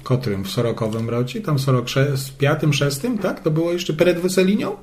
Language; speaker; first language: Polish; non-native, local second language; Rusyn